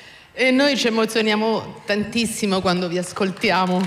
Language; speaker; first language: Italian; native; Italian